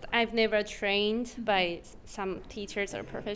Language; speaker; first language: English; non-native, fluent; Japanese